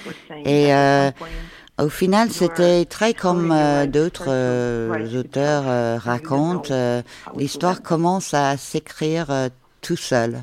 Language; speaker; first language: French; non-native, fluent; Ukrainian